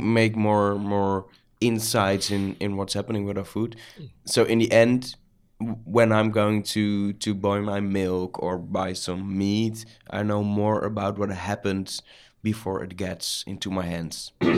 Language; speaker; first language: English; non-native, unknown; Dutch